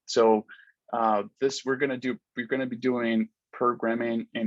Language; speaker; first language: English; non-native, fluent; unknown